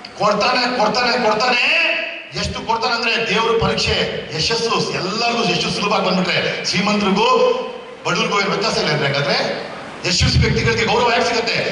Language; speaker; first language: Kannada; non-native, local second language; Urdu